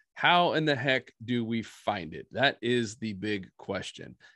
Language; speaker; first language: English; native; English